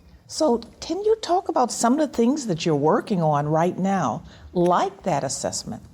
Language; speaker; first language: English; native; English